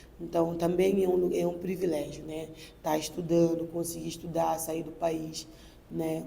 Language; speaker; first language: Portuguese; non-native, local second language; Upper Guinea Crioulo